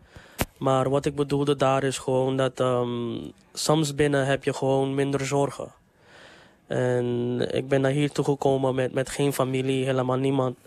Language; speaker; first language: Dutch; non-native, local second language; English